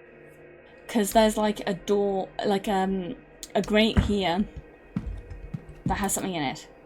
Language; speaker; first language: English; native; English